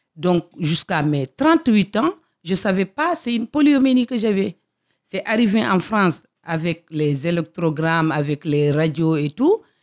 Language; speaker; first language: French; non-native, local second language; Fula